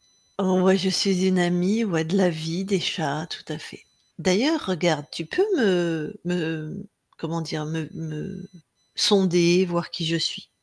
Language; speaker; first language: French; native; French